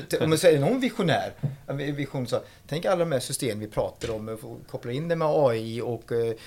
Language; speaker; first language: Swedish; non-native, fluent; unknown